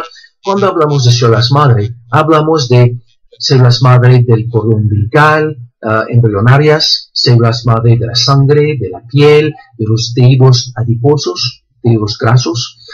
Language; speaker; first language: Spanish; non-native, fluent; French